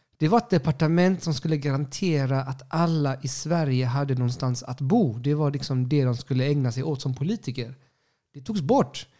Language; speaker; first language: Swedish; early bilingual, other home language; Spanish